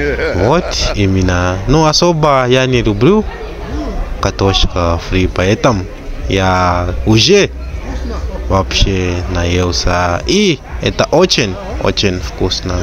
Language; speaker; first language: Russian; non-native, learner; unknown